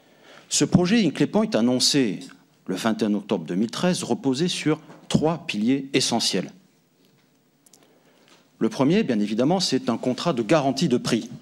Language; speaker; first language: French; native; French